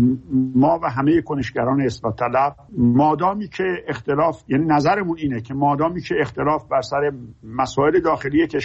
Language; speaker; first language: Persian; native; Persian